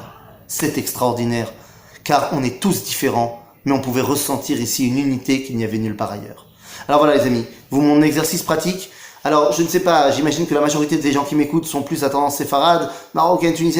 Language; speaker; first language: French; native; French